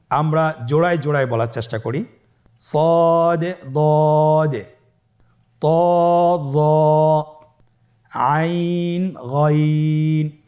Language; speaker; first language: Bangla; native; Bangla